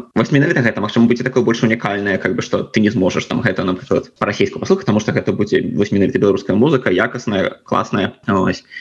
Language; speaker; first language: Belarusian; non-native, local second language; Russian